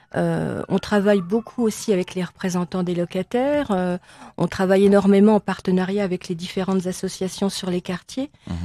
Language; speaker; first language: French; native; French